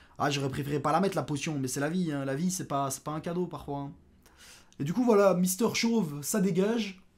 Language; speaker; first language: French; native; French